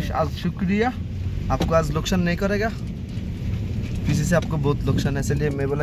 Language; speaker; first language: Hindi; non-native, learner; Bangla